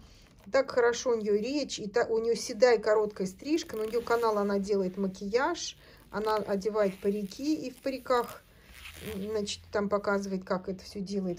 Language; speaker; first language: Russian; native; Russian